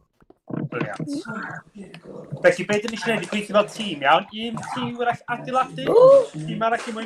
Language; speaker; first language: Welsh; native; Welsh